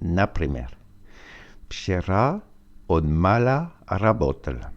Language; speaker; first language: Russian; non-native, learner; French